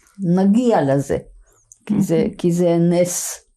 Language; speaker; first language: Hebrew; non-native, fluent; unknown